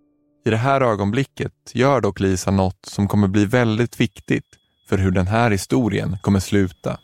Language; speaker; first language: Swedish; native; Swedish